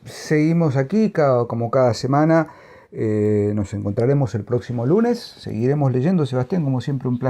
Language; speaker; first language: Spanish; native; Spanish